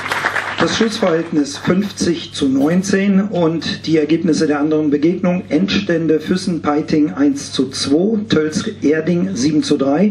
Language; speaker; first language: German; native; German